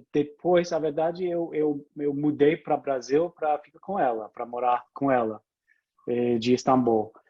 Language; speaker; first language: Portuguese; non-native, fluent; English